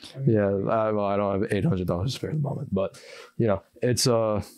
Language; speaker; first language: English; native; English